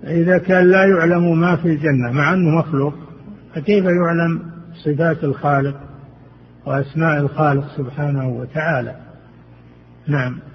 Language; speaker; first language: Arabic; native; Arabic